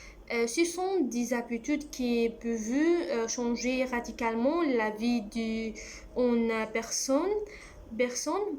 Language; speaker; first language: French; non-native, learner; Arabic